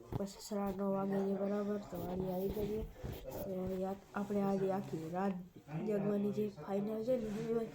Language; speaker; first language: Gujarati; non-native, local second language; Kachhi